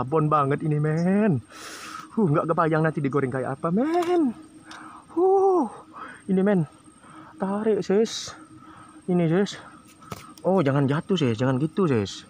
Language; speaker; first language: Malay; non-native, local second language; Javanese